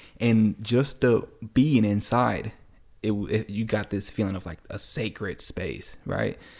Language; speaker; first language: English; early bilingual, other home language; Spanish